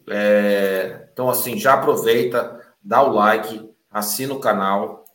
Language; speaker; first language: Portuguese; native; Portuguese